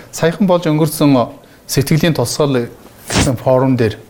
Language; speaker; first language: Mongolian; native; Mongolian